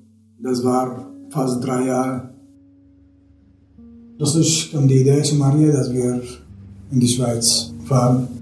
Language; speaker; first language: German; non-native, fluent; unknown